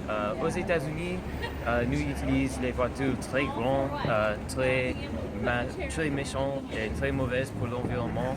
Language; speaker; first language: French; non-native, learner; English